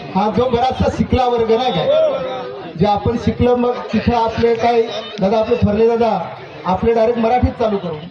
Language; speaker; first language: Marathi; non-native, local second language; Kukna